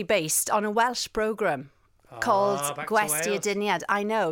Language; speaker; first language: English; non-native, local second language; Welsh